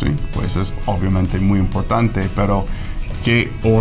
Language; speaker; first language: Spanish; non-native, fluent; English